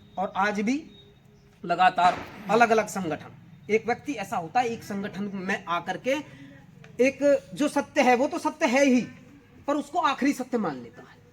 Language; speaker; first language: Hindi; native; Hindi